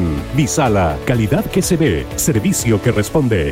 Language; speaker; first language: Spanish; native; Spanish